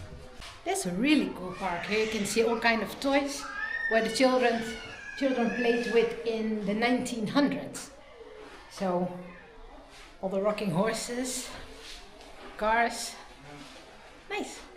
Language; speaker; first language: English; non-native, fluent; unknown